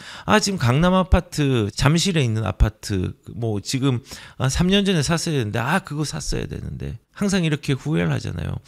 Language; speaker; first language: Korean; native; Korean